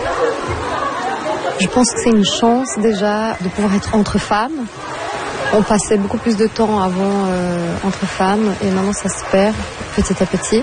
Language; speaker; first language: French; non-native, fluent; Portuguese